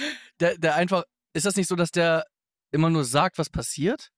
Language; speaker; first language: German; native; German